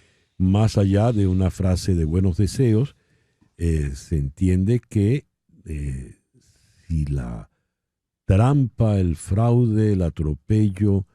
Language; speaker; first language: Spanish; native; Spanish